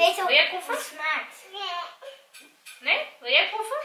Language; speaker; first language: Dutch; native; Dutch